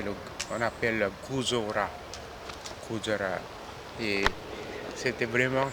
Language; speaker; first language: French; non-native, fluent; Korean